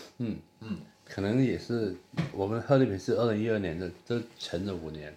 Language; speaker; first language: Chinese; non-native, local second language; Cantonese